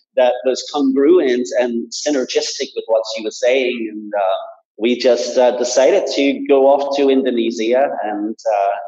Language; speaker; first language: English; native; English